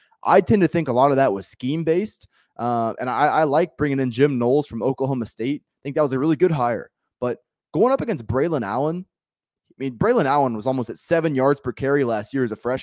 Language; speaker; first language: English; native; English